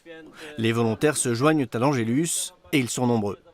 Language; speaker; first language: French; native; French